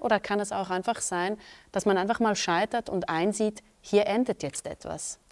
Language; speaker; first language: German; native; German